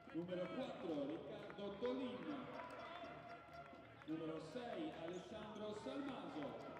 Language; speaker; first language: Italian; native; Italian